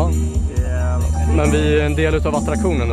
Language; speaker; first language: Swedish; native; Swedish